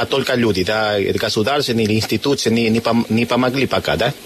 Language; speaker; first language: Russian; non-native, learner; Spanish